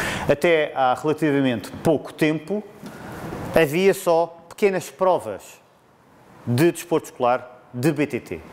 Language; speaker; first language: Portuguese; native; Portuguese